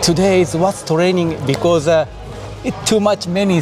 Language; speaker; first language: English; non-native, learner; Japanese